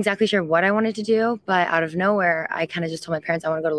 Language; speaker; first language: English; early bilingual, other home language; French